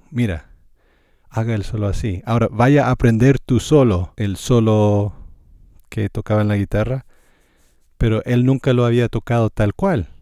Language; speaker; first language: Spanish; non-native, fluent; English